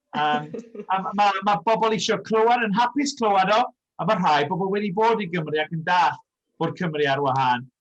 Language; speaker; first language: Welsh; early bilingual, heritage; Welsh